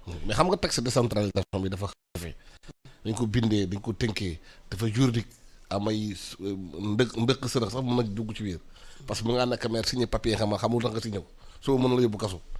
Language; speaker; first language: Wolof; native; Wolof